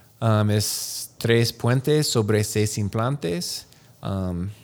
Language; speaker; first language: Spanish; non-native, learner; English